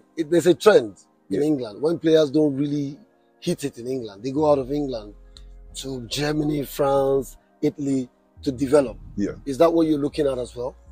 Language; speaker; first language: English; non-native, local second language; Yoruba